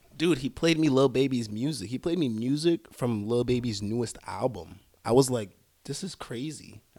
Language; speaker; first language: English; early bilingual, other home language; French